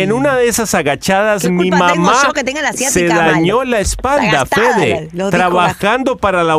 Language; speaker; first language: Spanish; native; Spanish